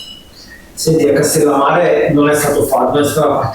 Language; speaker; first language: Italian; native; Italian